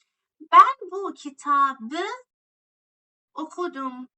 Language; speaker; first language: Turkish; non-native, fluent; Persian